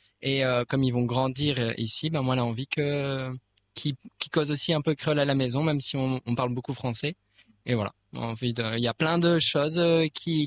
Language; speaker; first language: French; native; French